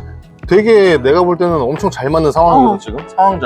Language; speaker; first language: Korean; native; Korean